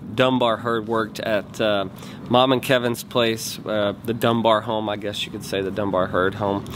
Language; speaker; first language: English; native; English